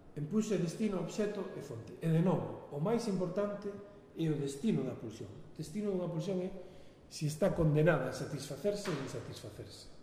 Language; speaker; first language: Galician; non-native, local second language; Spanish